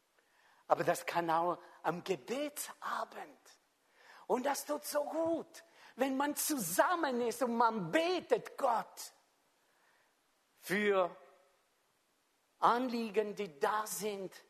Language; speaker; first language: German; non-native, fluent; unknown